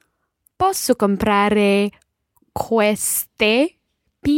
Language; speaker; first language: Italian; non-native, learner; English